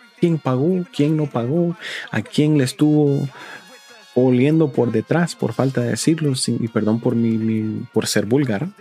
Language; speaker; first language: Spanish; early bilingual, heritage; Spanish